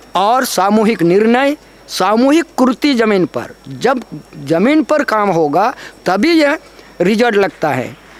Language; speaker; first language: Hindi; non-native, local second language; Gondi